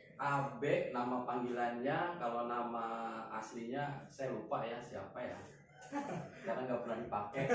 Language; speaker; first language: Indonesian; native; Indonesian